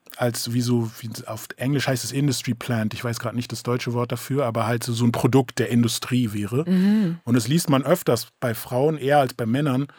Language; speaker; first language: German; early bilingual, other home language; English